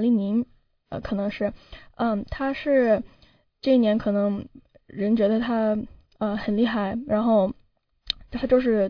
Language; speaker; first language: Chinese; early bilingual, heritage; Chinese